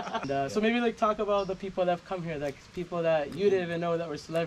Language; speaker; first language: English; native; English